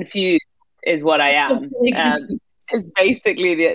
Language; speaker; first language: English; native; English